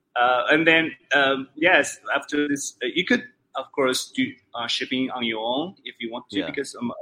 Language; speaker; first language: English; non-native, fluent; Chinese